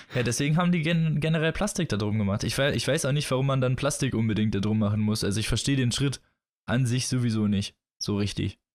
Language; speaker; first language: German; native; German